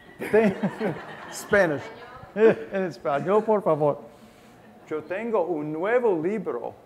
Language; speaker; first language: Spanish; non-native, learner; English